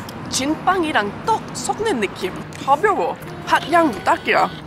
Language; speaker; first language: Korean; non-native, fluent; English